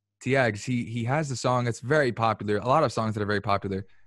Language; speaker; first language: English; early bilingual, other home language; Arabic